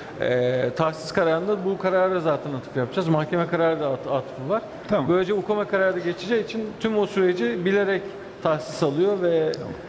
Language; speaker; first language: Turkish; native; Turkish